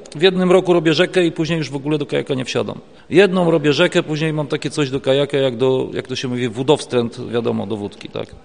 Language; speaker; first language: Polish; native; Polish